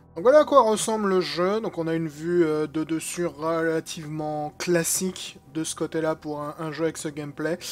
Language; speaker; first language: French; native; French